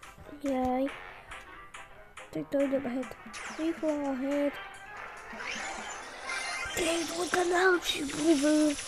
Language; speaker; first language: Polish; non-native, learner; Slovak